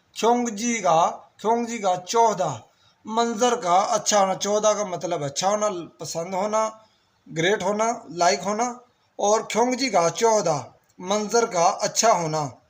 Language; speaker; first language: Urdu; native; Urdu